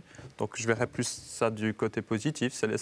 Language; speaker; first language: French; native; French